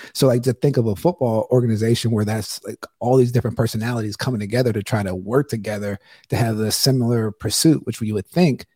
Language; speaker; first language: English; native; English